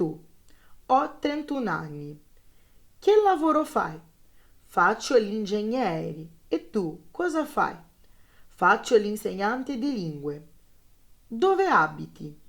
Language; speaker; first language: Italian; non-native, fluent; Portuguese